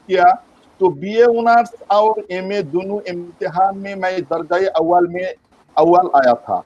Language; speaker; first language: Urdu; non-native, local second language; Bangla